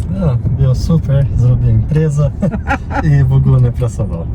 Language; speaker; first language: Polish; non-native, learner; Portuguese